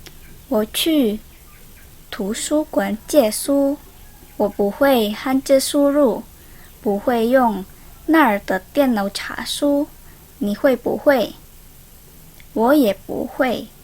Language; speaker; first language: Chinese; non-native, learner; Indonesian